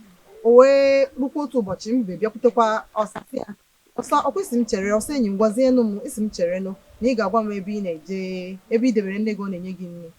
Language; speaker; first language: Igbo; native; Igbo